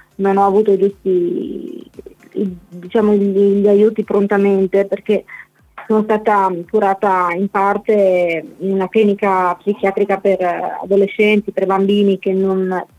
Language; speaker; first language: Italian; native; Italian